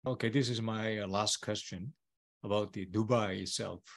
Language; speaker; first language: English; non-native, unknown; Korean